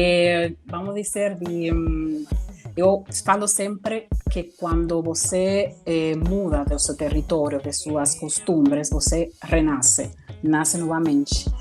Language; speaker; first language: Portuguese; non-native, fluent; Spanish